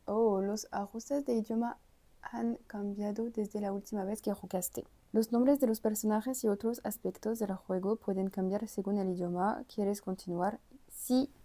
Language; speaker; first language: Spanish; non-native, learner; French